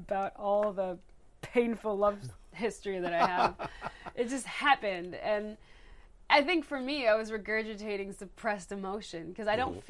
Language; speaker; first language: English; native; English